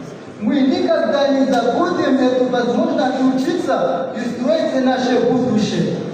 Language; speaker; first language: Russian; non-native, fluent; Comorian